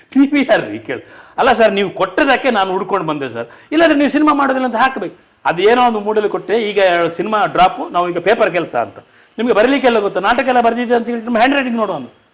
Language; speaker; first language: Kannada; non-native, local second language; Tulu